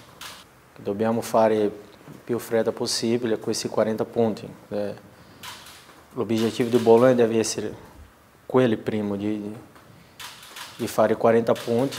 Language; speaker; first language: Italian; non-native, learner; Portuguese